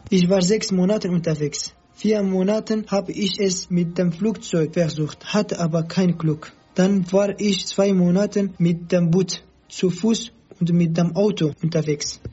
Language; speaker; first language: German; non-native, learner; Kurdish